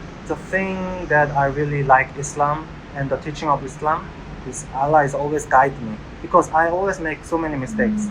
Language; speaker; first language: English; non-native, learner; Korean